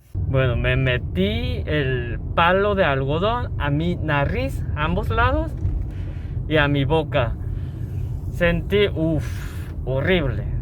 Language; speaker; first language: Spanish; non-native, fluent; Korean